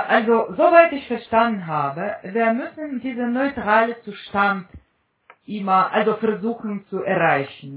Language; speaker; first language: German; non-native, fluent; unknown